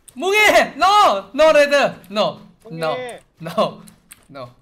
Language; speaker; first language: English; non-native, learner; Thai